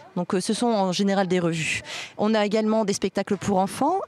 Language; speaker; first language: French; native; French